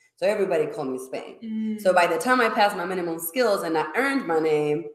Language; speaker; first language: English; non-native, fluent; Spanish